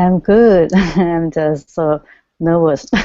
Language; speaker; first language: English; non-native, learner; Thai